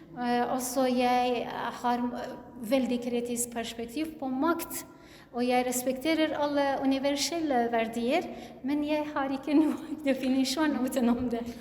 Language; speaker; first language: Norwegian; non-native, learner; Kurdish